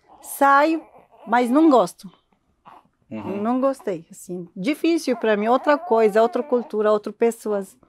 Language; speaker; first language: Portuguese; non-native, learner; Arabic